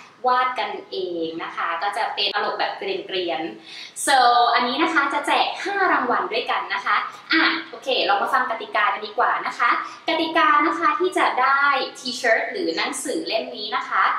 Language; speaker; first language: Thai; native; Thai